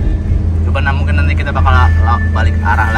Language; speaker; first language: Indonesian; native; Indonesian